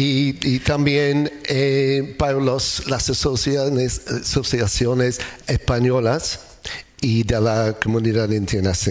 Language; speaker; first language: Spanish; non-native, learner; English